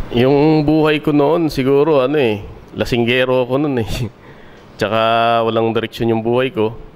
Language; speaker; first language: Filipino; native; Filipino